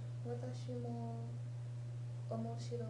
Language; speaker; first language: Japanese; non-native, learner; English